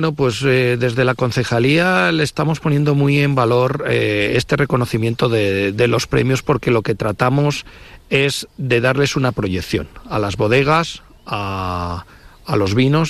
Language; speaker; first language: Spanish; native; Spanish